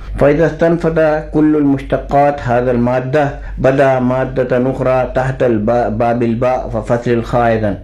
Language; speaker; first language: Arabic; non-native, fluent; Urdu